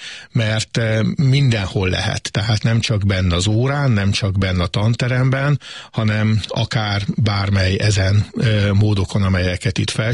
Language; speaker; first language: Hungarian; native; Hungarian